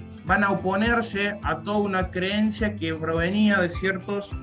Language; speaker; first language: Spanish; native; Spanish